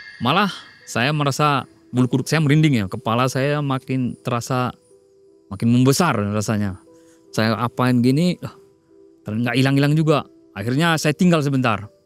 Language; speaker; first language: Indonesian; non-native, local second language; Batak Toba